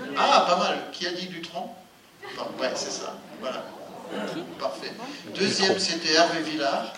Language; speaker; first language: French; non-native, fluent; German